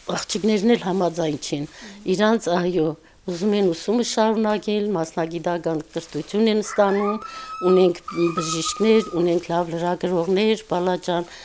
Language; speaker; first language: Armenian; non-native, local second language; Kurdish